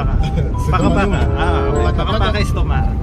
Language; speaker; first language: Spanish; non-native, learner; Filipino